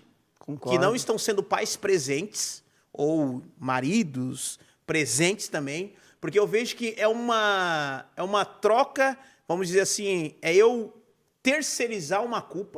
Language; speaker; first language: Portuguese; native; Portuguese